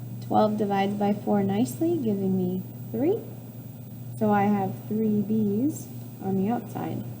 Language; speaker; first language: English; native; English